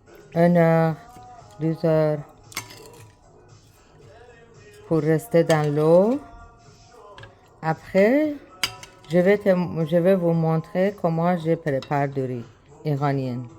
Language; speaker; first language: French; non-native, learner; Persian